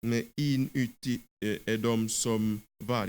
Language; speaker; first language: Swedish; non-native, fluent; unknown